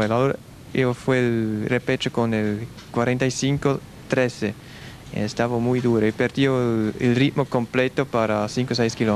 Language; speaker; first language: Spanish; non-native, learner; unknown